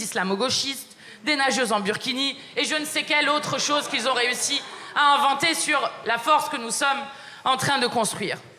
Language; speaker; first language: French; native; French